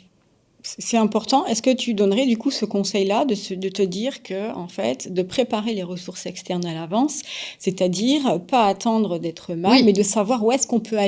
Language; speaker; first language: French; native; French